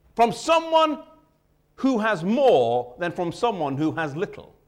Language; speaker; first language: English; native; English